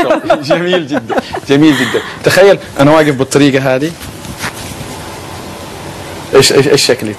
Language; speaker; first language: Arabic; native; Arabic